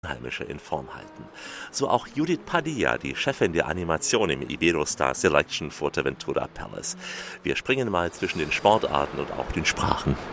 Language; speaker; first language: German; native; German